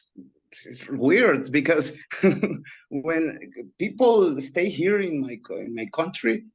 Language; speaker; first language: English; non-native, learner; Spanish